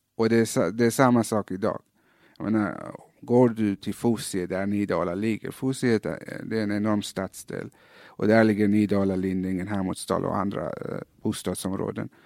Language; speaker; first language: Swedish; native; Swedish